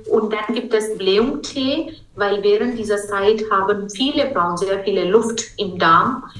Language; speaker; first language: German; non-native, fluent; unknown